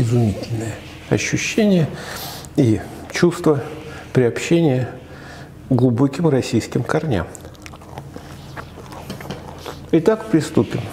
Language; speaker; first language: Russian; native; Russian